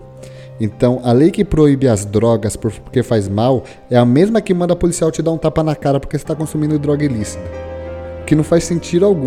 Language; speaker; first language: Portuguese; native; Portuguese